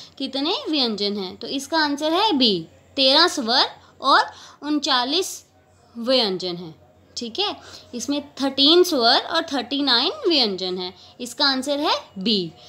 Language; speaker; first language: Hindi; native; Hindi